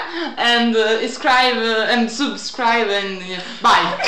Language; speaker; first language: English; non-native, learner; Italian